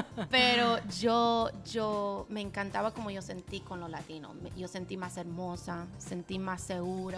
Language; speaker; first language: Spanish; non-native, fluent; English